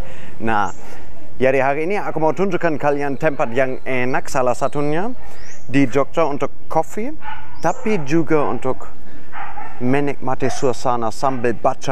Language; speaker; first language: Indonesian; non-native, fluent; German